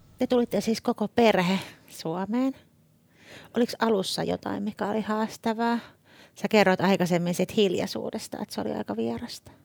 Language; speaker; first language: Finnish; native; Finnish